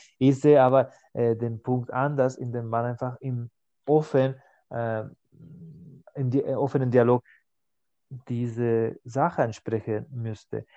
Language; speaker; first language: German; non-native, fluent; Spanish